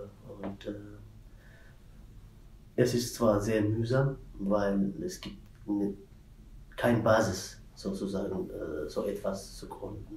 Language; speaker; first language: German; non-native, fluent; Tigrinya